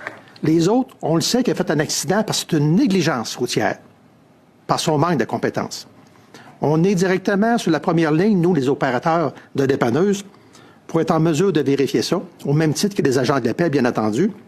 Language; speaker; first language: French; native; French